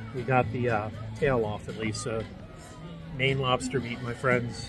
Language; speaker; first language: English; native; English